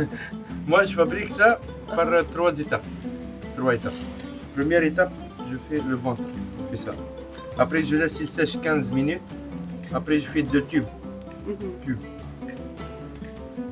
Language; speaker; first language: French; non-native, learner; Arabic